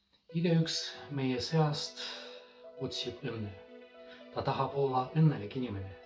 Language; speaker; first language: Estonian; non-native, fluent; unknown